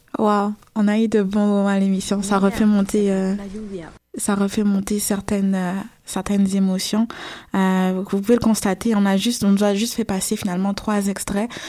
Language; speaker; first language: French; native; French